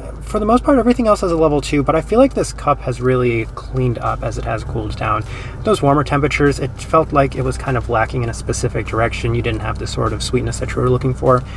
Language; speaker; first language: English; native; English